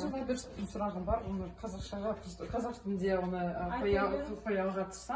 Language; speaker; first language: Kazakh; non-native, learner; Russian